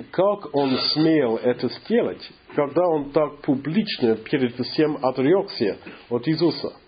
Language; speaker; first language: Russian; non-native, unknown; English